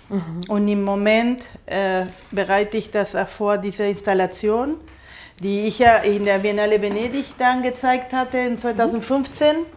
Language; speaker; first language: German; non-native, fluent; Spanish